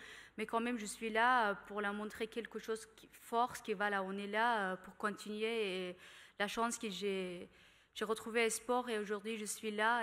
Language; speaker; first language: French; non-native, learner; Persian